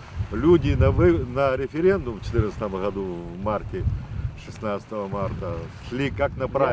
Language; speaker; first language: Russian; native; Russian